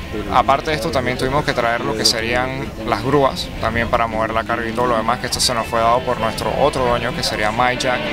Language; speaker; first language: Spanish; native; Spanish